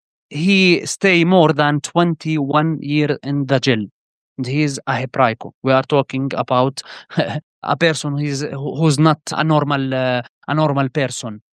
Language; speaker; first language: English; non-native, learner; Arabic